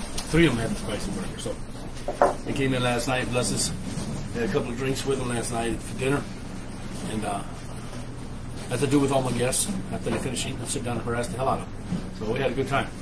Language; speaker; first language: English; native; English